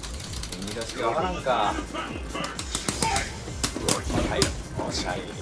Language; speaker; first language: Japanese; native; Japanese